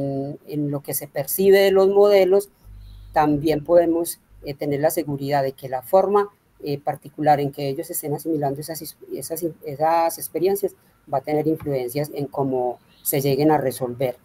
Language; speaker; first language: Spanish; native; Spanish